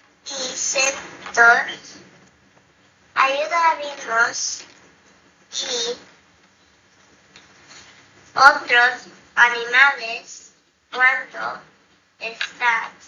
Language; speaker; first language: Spanish; early bilingual, heritage; Spanish